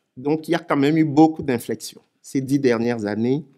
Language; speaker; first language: French; non-native, local second language; Ewe